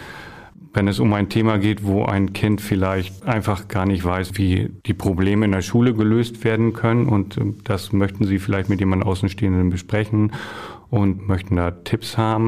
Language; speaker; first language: German; native; German